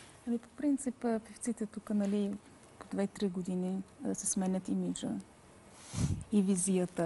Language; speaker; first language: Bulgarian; non-native, local second language; Turkish